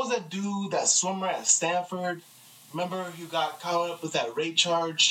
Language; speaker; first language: English; native; English